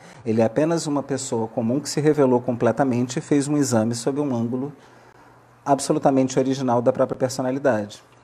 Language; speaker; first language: Portuguese; native; Portuguese